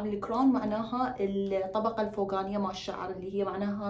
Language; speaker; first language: Arabic; native; Arabic